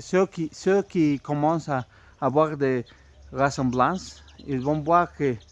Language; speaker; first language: French; non-native, fluent; Spanish